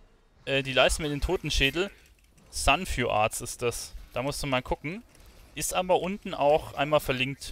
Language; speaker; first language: German; native; German